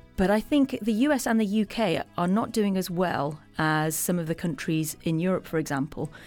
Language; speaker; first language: English; native; English